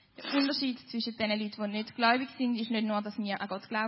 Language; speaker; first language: German; native; German